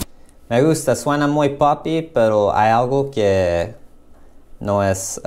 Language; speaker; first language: Spanish; non-native, learner; English